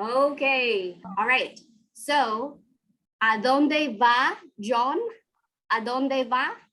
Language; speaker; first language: Spanish; non-native, fluent; English